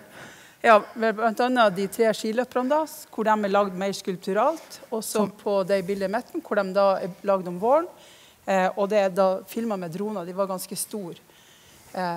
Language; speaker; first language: Norwegian; native; Norwegian